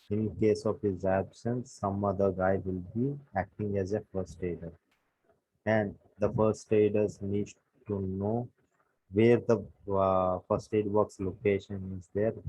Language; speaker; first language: English; non-native, local second language; Telugu